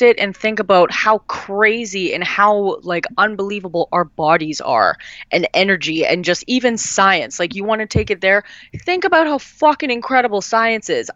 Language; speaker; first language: English; native; English